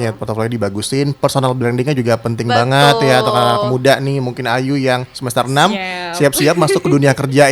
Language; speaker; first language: Indonesian; native; Indonesian